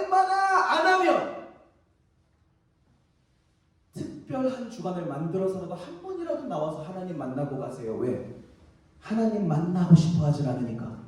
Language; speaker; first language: Korean; native; Korean